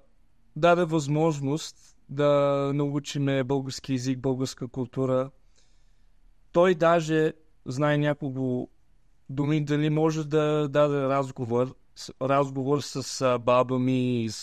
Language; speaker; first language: Bulgarian; early bilingual, heritage; Bulgarian